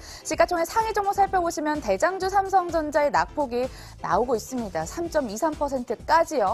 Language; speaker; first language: Korean; native; Korean